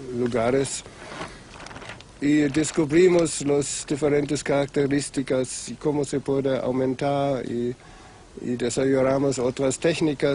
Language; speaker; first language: Spanish; non-native, fluent; German